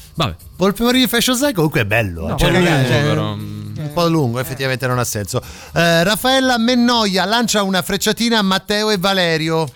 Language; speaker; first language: Italian; native; Italian